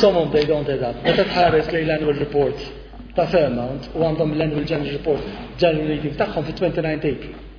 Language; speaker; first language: English; non-native, local second language; Maltese